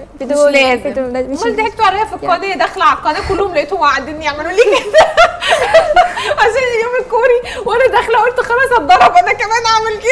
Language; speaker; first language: Arabic; native; Arabic